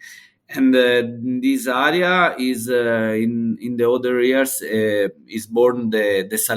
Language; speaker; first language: English; non-native, learner; Italian